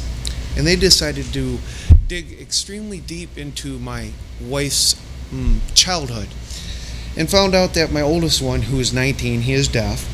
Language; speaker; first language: English; native; English